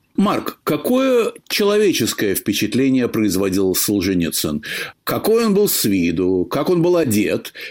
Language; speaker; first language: Russian; native; Russian